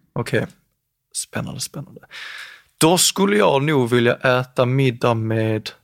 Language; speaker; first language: Swedish; native; Swedish